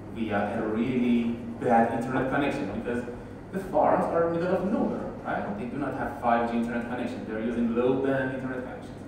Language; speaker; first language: English; non-native, fluent; Persian